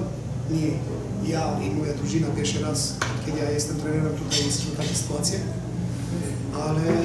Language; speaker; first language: Polish; non-native, learner; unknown